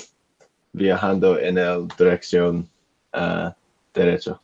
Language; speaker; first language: Spanish; non-native, learner; English